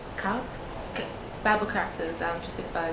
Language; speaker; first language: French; non-native, learner; English